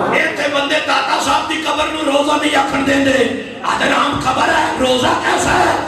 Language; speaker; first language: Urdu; non-native, local second language; Punjabi